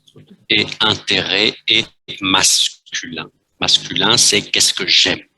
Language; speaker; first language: French; non-native, fluent; Vietnamese